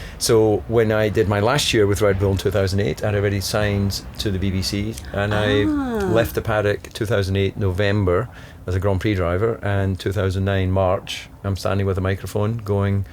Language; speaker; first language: English; native; English